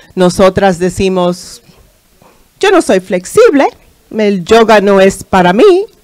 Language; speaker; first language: Spanish; early bilingual, heritage; Spanish